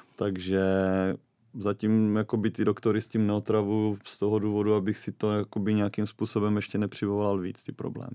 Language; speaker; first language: Czech; native; Czech